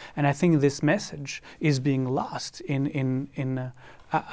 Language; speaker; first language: English; non-native, fluent; French